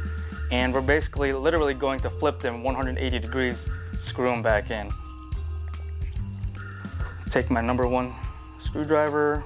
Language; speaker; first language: English; native; English